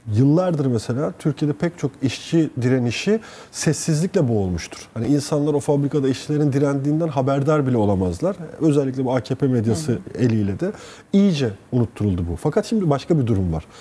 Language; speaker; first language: Turkish; native; Turkish